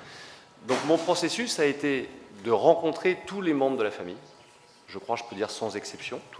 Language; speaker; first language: French; native; French